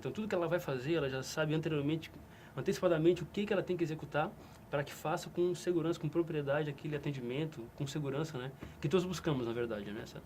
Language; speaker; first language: Portuguese; native; Portuguese